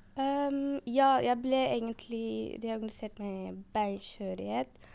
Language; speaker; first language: Norwegian; early bilingual, other home language; Arabic